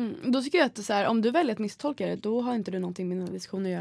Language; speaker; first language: Swedish; native; Swedish